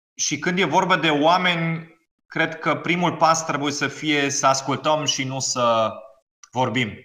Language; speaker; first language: Romanian; non-native, fluent; German